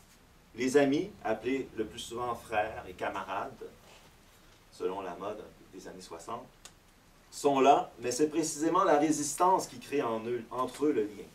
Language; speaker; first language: French; native; French